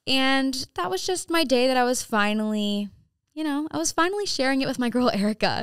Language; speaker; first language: English; native; English